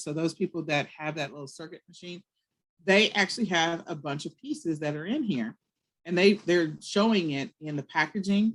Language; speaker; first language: English; native; English